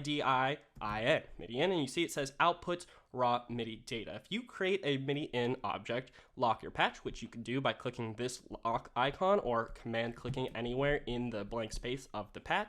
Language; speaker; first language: English; native; English